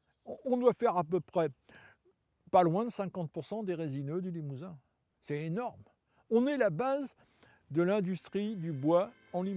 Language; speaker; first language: French; native; French